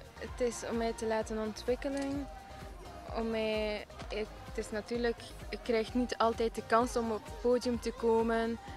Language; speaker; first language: Dutch; early bilingual, other home language; Armenian